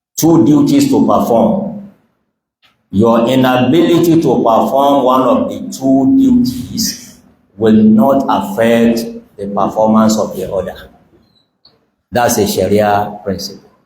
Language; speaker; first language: English; non-native, local second language; Yoruba